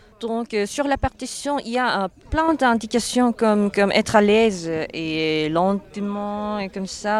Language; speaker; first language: French; non-native, learner; Korean